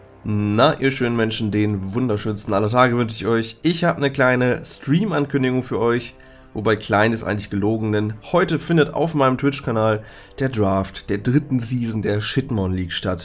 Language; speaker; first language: German; native; German